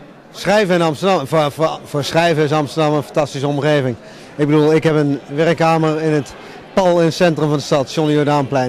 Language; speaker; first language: Dutch; native; Dutch